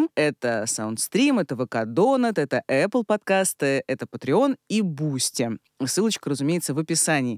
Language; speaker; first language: Russian; native; Russian